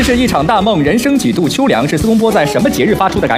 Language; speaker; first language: Chinese; native; Chinese